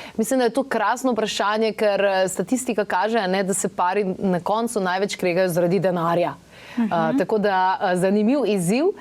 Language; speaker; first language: Slovenian; native; Slovenian